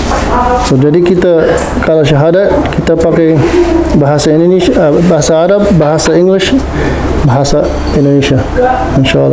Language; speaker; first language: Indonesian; non-native, learner; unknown